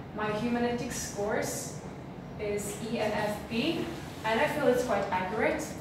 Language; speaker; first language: English; non-native, fluent; Swedish